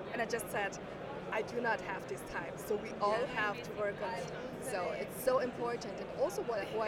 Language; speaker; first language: English; non-native, fluent; German